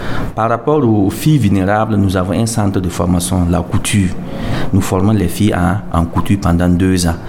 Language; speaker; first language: French; non-native, local second language; Mossi